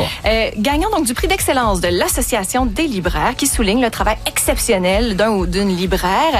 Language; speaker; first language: French; native; French